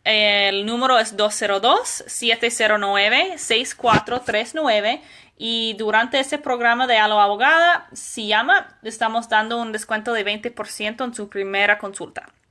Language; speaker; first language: Spanish; non-native, fluent; English